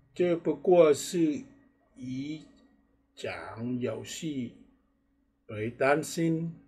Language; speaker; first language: Chinese; non-native, learner; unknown